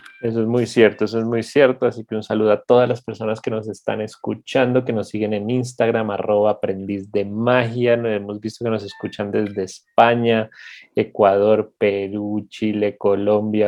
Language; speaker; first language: Spanish; native; Spanish